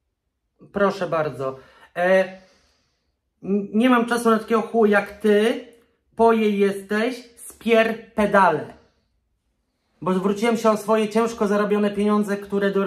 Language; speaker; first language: Polish; native; Polish